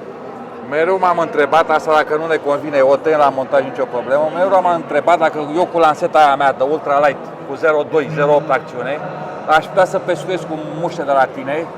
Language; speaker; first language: Romanian; native; Romanian